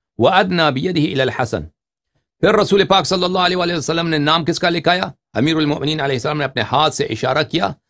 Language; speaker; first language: Urdu; non-native, fluent; Persian